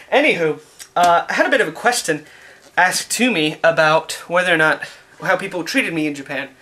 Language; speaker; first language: English; native; English